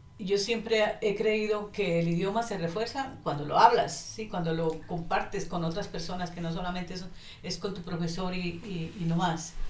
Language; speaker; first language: Spanish; native; Spanish